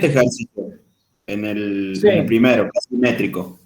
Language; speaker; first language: Spanish; native; Spanish